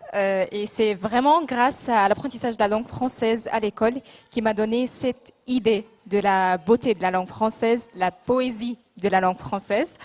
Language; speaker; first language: French; non-native, local second language; Arabic